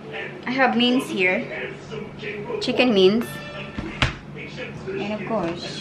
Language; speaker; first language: English; non-native, local second language; Filipino